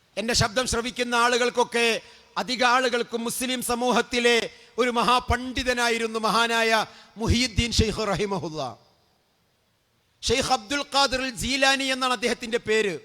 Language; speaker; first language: Malayalam; native; Malayalam